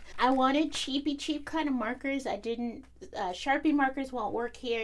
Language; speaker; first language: English; native; English